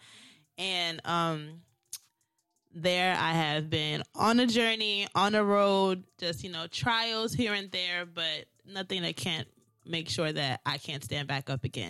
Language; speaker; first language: English; native; English